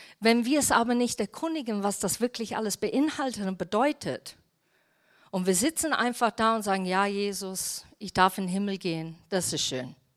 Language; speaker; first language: German; non-native, fluent; English